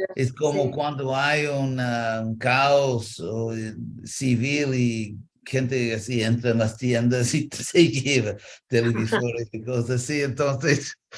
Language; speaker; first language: Spanish; non-native, fluent; English